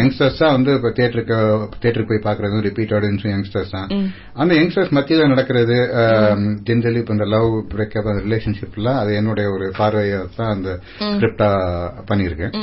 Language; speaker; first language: Tamil; native; Tamil